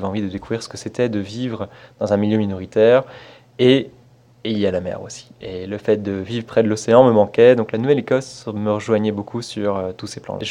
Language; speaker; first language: French; native; French